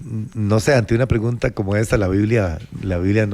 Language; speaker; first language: Spanish; native; Spanish